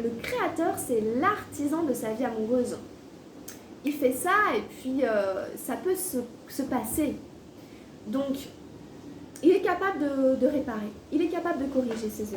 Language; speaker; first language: French; native; French